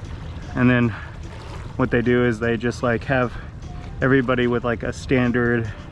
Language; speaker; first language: English; native; English